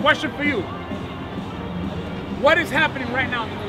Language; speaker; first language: English; native; English